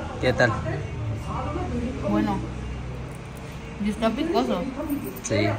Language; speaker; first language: Spanish; native; Spanish